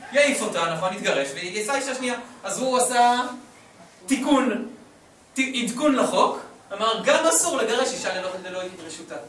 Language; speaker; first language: Hebrew; native; Hebrew